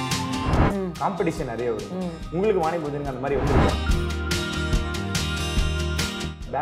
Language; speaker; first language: Tamil; native; Tamil